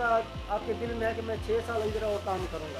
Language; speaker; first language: Hindi; native; Hindi